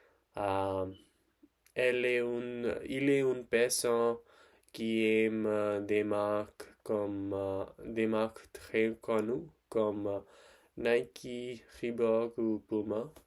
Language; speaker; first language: French; non-native, learner; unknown